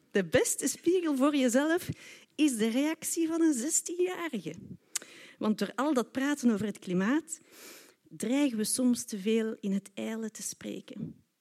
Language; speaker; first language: Dutch; native; Dutch